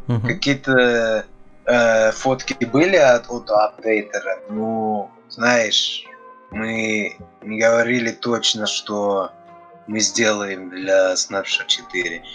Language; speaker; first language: Russian; early bilingual, heritage; Russian